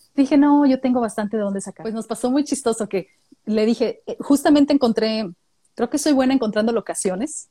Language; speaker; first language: Spanish; native; Spanish